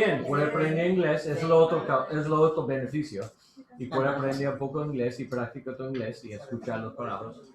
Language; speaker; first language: Spanish; non-native, learner; English